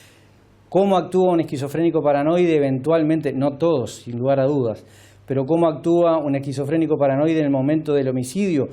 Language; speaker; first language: Spanish; native; Spanish